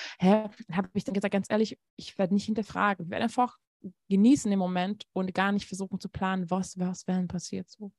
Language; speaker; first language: German; non-native, fluent; Hungarian